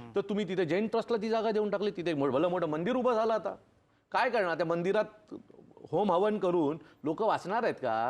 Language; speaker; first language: Marathi; native; Marathi